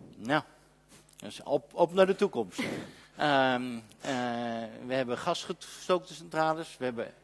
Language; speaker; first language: Dutch; native; Dutch